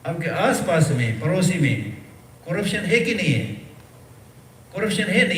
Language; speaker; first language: Hindi; early bilingual, other home language; Tibetan